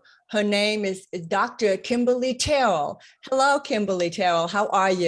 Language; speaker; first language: English; native; English